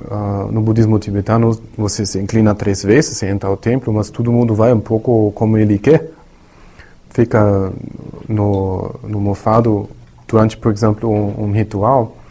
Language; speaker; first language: Portuguese; non-native, learner; German